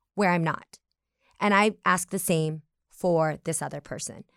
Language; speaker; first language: English; early bilingual, other home language; Vietnamese